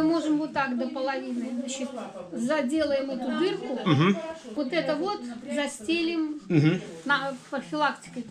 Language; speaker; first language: Russian; native; Russian